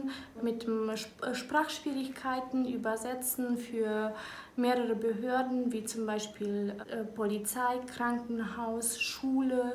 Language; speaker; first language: German; early bilingual, other home language; Romanian